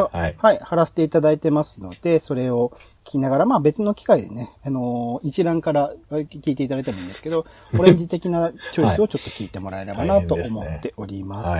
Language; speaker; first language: Japanese; native; Japanese